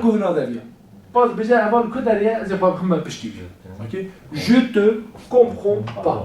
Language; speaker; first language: French; non-native, fluent; Kurdish